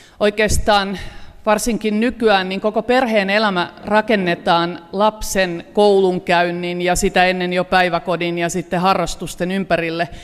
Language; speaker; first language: Finnish; native; Finnish